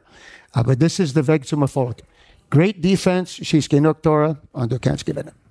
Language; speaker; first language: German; non-native, fluent; English